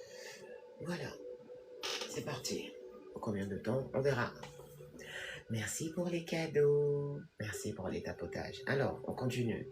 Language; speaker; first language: French; native; French